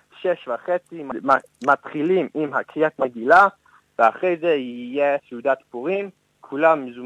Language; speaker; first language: Hebrew; non-native, fluent; English